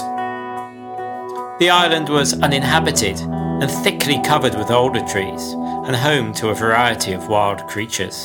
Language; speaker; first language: English; native; English